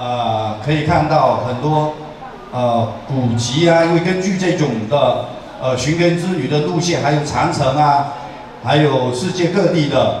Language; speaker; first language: Chinese; native; Chinese